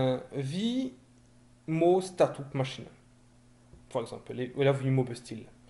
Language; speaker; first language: Norwegian; non-native, fluent; French